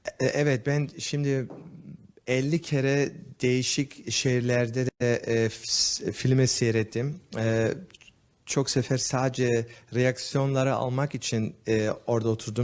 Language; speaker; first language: Turkish; early bilingual, heritage; Turkish